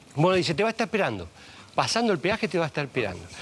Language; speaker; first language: Spanish; native; Spanish